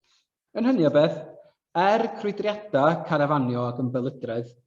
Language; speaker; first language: Welsh; native; Welsh